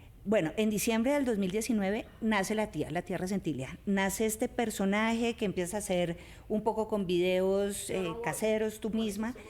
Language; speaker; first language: Spanish; native; Spanish